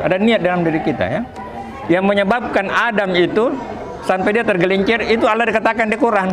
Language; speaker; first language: Indonesian; native; Indonesian